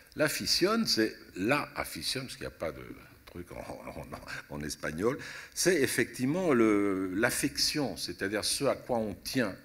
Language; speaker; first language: French; early bilingual, other home language; Italian